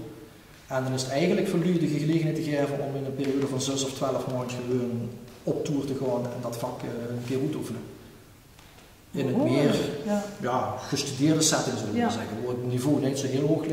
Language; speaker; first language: Dutch; native; Dutch